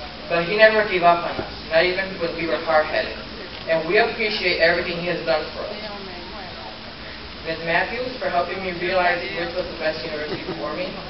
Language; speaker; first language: English; early bilingual, other home language; Spanish